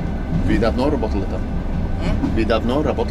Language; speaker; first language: Russian; non-native, learner; English